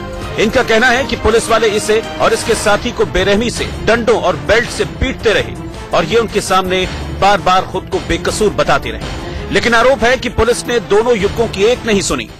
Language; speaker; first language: Hindi; native; Hindi